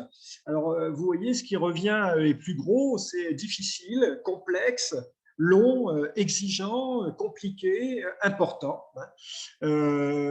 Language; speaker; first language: French; native; French